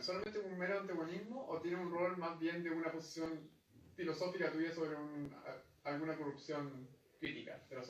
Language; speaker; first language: Spanish; native; Spanish